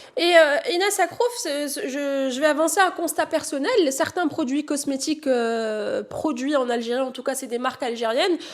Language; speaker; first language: French; non-native, local second language; Arabic